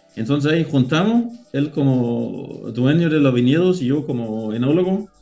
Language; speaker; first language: Spanish; non-native, learner; Danish